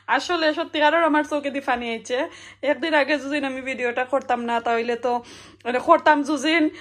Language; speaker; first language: Bangla; non-native, local second language; Sylheti